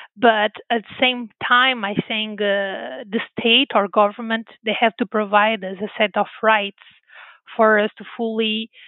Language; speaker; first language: English; non-native, fluent; Portuguese